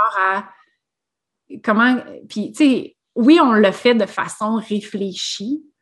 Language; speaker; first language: French; native; French